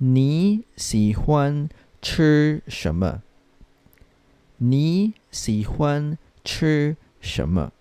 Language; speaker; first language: Chinese; non-native, fluent; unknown